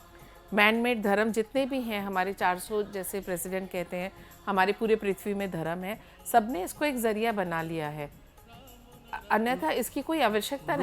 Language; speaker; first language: Hindi; native; Hindi